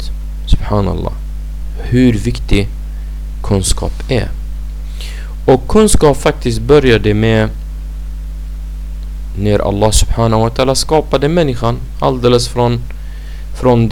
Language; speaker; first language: Swedish; non-native, fluent; Arabic